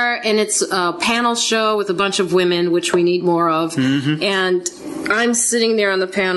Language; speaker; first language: English; native; English